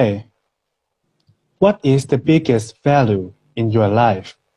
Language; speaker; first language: English; non-native, fluent; Thai